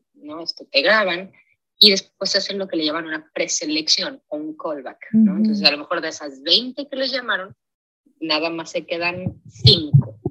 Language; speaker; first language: Spanish; native; Spanish